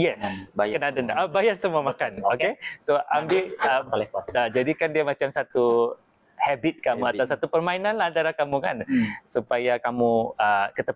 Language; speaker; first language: Malay; native; Malay